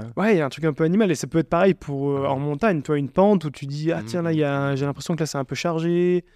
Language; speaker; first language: French; native; French